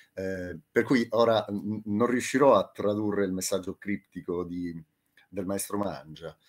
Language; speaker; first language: Italian; native; Italian